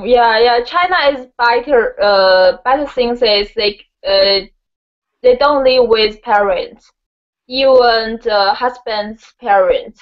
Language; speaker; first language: English; non-native, learner; Chinese